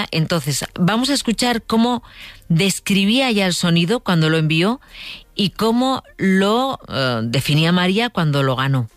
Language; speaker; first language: Spanish; native; Spanish